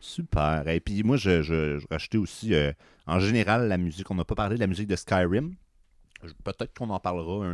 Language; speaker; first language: French; native; French